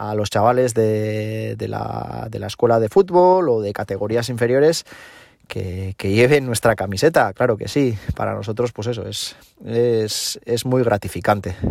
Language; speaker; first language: Spanish; native; Spanish